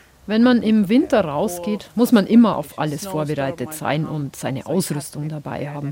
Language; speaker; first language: German; native; German